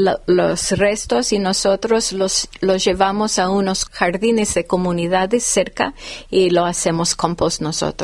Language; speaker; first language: Spanish; non-native, fluent; English